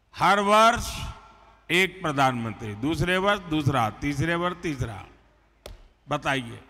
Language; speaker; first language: Hindi; non-native, local second language; Gujarati